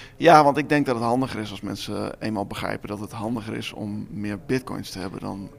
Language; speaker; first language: Dutch; native; Dutch